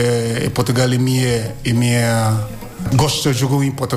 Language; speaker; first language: Portuguese; non-native, learner; Hausa